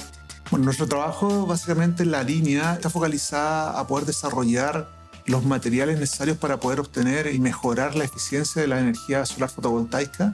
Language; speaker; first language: Spanish; native; Spanish